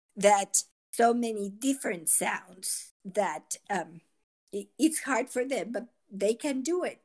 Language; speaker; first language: English; non-native, fluent; Spanish